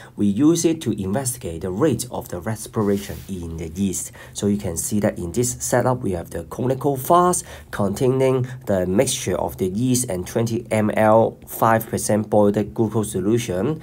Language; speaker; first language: English; non-native, local second language; Cantonese